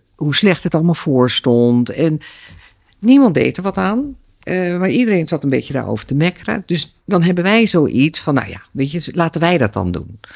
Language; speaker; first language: Dutch; native; Dutch